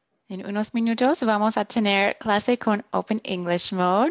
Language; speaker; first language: Spanish; non-native, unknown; English